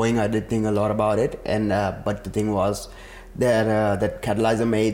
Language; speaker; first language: English; non-native, local second language; Urdu